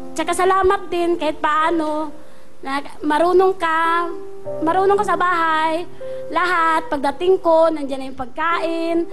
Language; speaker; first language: Filipino; non-native, local second language; Cebuano